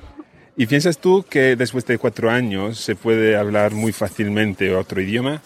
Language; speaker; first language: Spanish; non-native, fluent; English